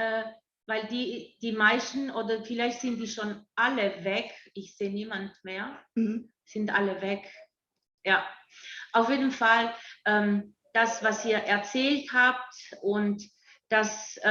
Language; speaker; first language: German; non-native, fluent; Italian